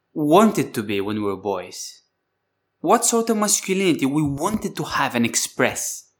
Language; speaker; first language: English; non-native, fluent; Bulgarian